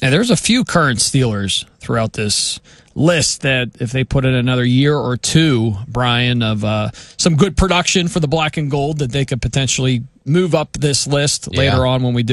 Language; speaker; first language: English; native; English